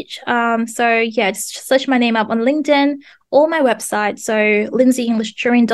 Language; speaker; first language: English; non-native, fluent; Vietnamese